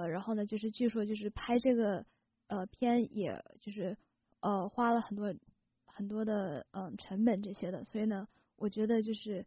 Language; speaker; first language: Chinese; early bilingual, heritage; Chinese